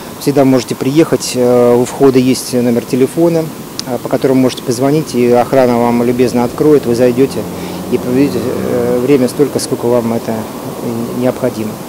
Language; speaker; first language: Russian; native; Russian